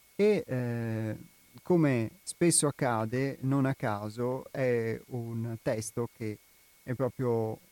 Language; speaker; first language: Italian; non-native, fluent; Albanian